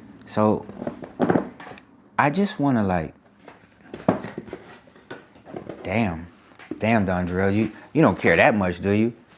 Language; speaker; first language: English; native; English